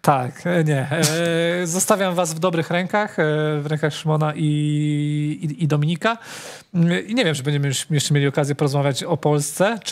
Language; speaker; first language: Polish; native; Polish